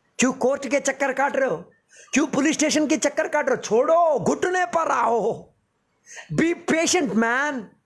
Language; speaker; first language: Hindi; non-native, local second language; Telugu